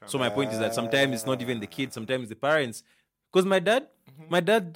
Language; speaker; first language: English; native; English